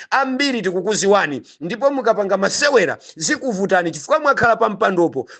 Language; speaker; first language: Nyanja; native; Nyanja